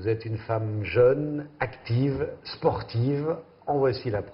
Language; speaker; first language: French; native; French